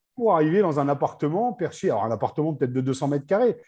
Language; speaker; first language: French; native; French